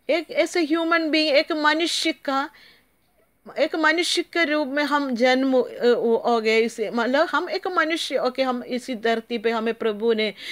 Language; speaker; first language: Hindi; non-native, local second language; Malayalam